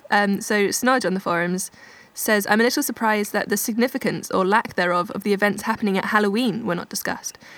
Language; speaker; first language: English; native; English